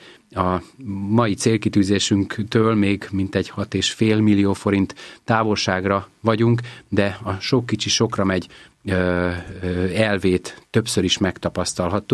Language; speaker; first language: Hungarian; native; Hungarian